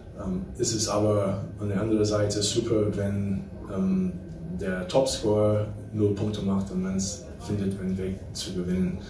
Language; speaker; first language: German; non-native, fluent; English